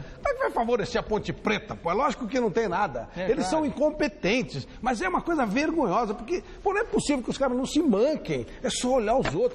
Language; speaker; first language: Portuguese; native; Portuguese